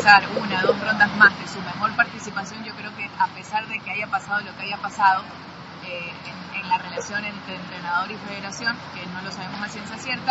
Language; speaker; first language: Spanish; native; Spanish